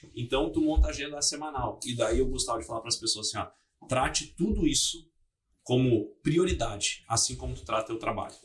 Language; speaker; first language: Portuguese; native; Portuguese